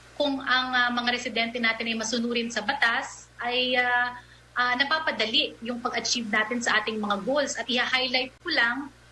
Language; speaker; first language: Filipino; native; Filipino